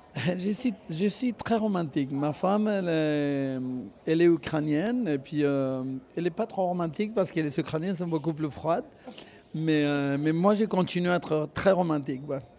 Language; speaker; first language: French; non-native, fluent; Spanish